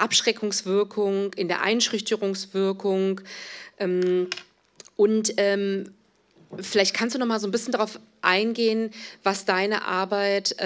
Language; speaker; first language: German; native; German